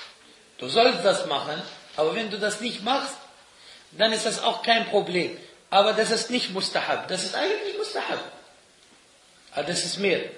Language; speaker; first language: German; non-native, fluent; Arabic